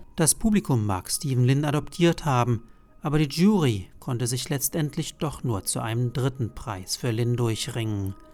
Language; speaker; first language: German; native; German